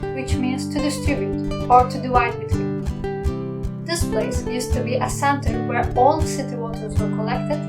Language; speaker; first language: English; non-native, fluent; Turkish